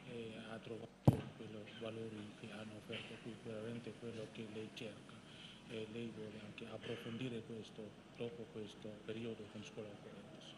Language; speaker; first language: Italian; non-native, fluent; Indonesian